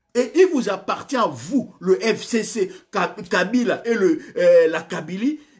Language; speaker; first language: French; non-native, local second language; Lingala